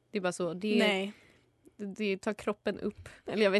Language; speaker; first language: Swedish; native; Swedish